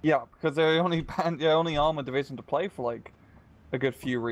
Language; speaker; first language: English; native; English